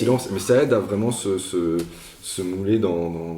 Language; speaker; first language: French; native; French